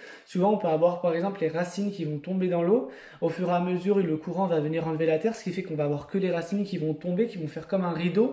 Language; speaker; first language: French; native; French